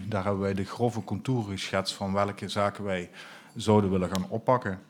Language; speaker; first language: Dutch; native; Dutch